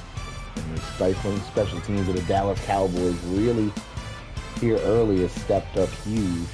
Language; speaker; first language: English; native; English